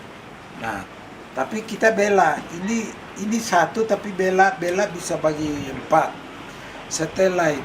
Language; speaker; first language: Indonesian; non-native, local second language; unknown